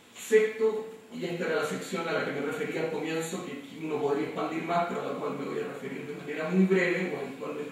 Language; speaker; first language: Spanish; native; Spanish